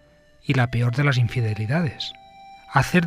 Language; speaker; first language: Spanish; native; Spanish